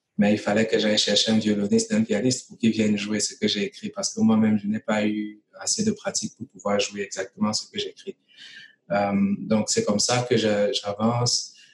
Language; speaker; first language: French; native; French